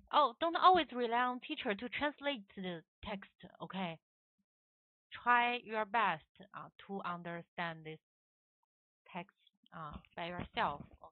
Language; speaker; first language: English; non-native, learner; Chinese